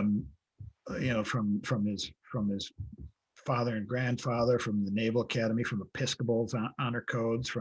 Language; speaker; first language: English; native; English